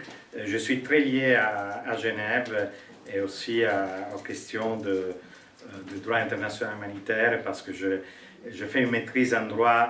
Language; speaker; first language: French; non-native, fluent; Italian